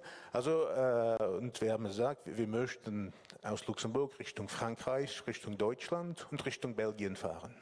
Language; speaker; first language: German; non-native, learner; English